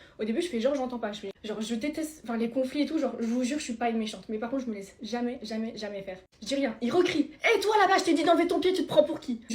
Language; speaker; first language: French; early bilingual, other home language; Spanish